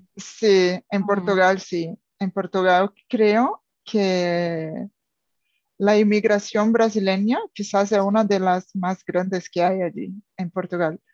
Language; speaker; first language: Spanish; non-native, fluent; Portuguese